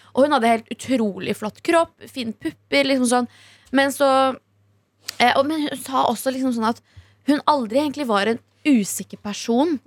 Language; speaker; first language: Norwegian; early bilingual, other home language; Kurdish